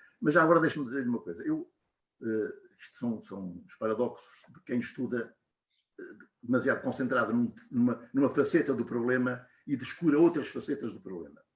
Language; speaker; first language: Portuguese; native; Portuguese